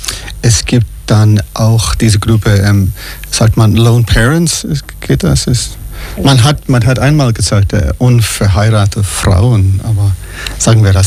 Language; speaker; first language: German; non-native, fluent; English